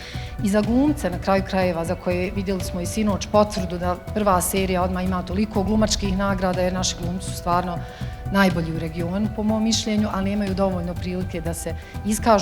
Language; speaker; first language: Bosnian; native; Bosnian